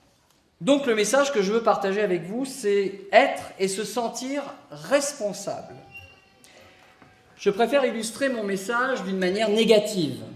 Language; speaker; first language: French; native; French